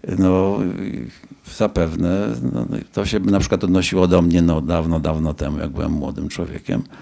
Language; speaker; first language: Polish; native; Polish